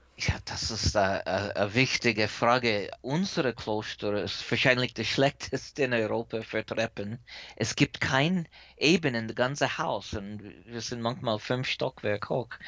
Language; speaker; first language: German; non-native, fluent; English